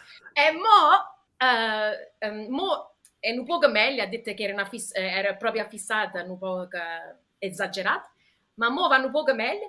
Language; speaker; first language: Italian; early bilingual, heritage; English